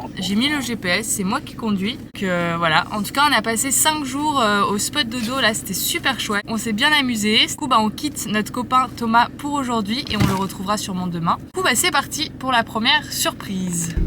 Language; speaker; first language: French; native; French